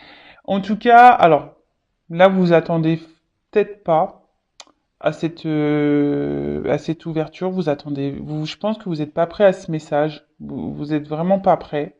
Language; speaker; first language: French; native; French